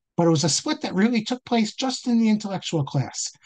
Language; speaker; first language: English; native; English